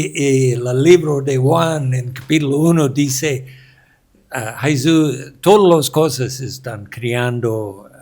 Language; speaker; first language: Spanish; non-native, learner; English